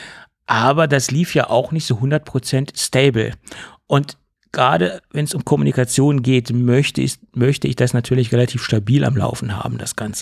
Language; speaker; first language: German; native; German